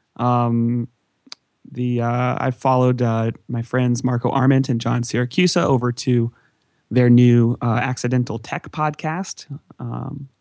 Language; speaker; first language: English; native; English